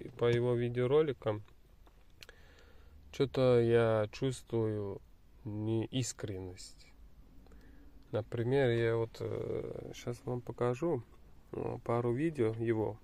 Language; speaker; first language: Russian; non-native, fluent; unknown